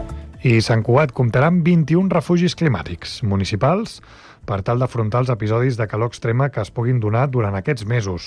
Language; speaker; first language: Catalan; native; Catalan